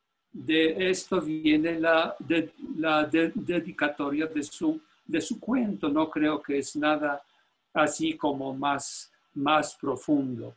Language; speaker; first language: Spanish; non-native, fluent; Polish